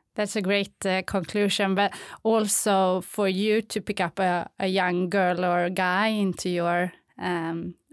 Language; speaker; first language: English; non-native, fluent; Swedish